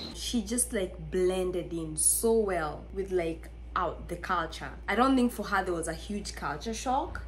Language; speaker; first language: English; non-native, local second language; Kikuyu